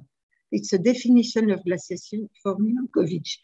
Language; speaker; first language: English; non-native, fluent; French